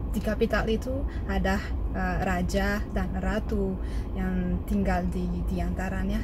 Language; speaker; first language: Indonesian; non-native, learner; Malagasy